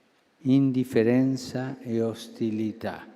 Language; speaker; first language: Italian; non-native, fluent; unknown